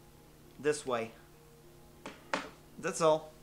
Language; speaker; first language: English; non-native, fluent; Polish